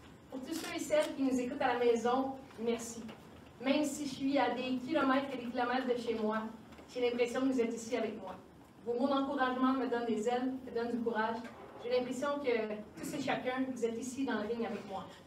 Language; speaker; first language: French; native; French